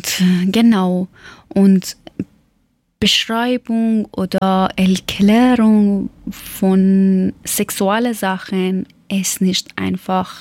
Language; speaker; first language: German; non-native, learner; Persian